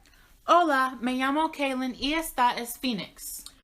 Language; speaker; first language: Spanish; non-native, learner; English